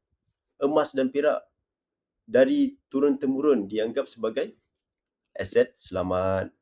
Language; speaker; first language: Malay; native; Malay